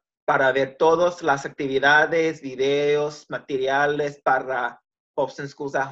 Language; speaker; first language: Spanish; early bilingual, heritage; Spanish